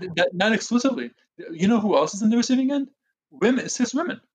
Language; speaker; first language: English; early bilingual, other home language; Hebrew